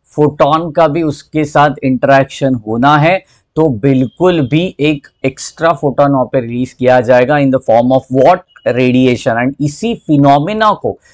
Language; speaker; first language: Hindi; native; Hindi